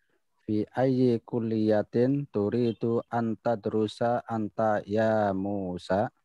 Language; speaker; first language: Arabic; non-native, learner; Indonesian